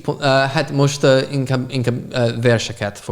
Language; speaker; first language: Hungarian; non-native, fluent; English